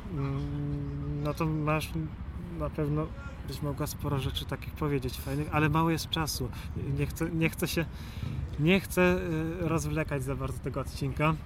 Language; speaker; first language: Polish; native; Polish